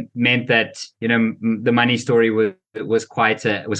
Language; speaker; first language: English; native; English